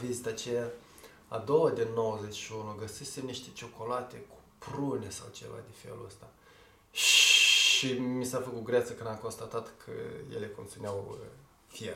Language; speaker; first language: Romanian; native; Romanian